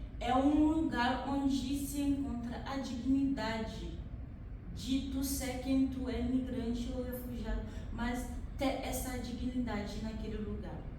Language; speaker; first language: Portuguese; non-native, fluent; Haitian Creole